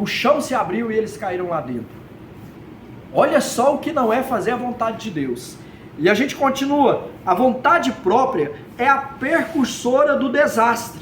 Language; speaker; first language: Portuguese; native; Portuguese